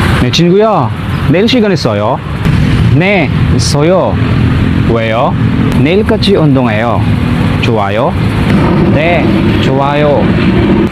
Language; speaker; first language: Korean; non-native, learner; Filipino